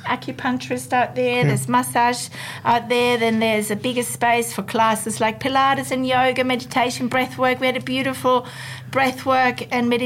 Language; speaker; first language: English; non-native, fluent; German